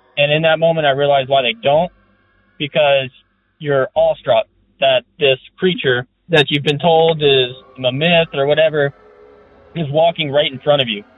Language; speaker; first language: English; native; English